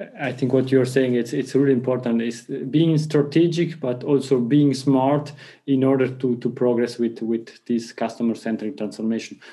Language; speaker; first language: English; non-native, fluent; Italian